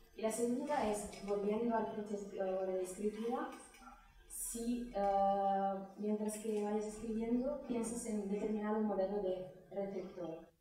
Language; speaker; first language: Spanish; non-native, fluent; Chinese